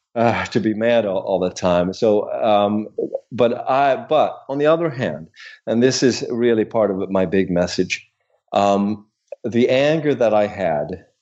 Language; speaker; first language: English; non-native, fluent; Swedish